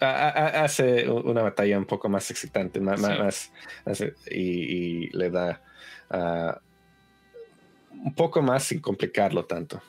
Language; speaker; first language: Spanish; early bilingual, heritage; Spanish